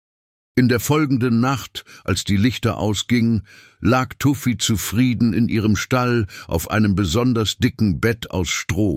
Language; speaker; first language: German; native; German